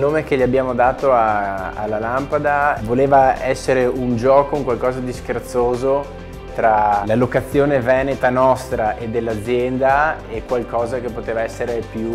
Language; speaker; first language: Italian; native; Italian